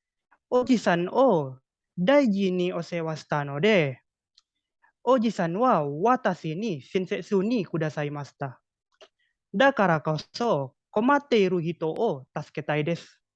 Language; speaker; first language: Japanese; non-native, learner; Indonesian